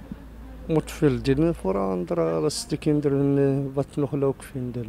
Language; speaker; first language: Dutch; non-native, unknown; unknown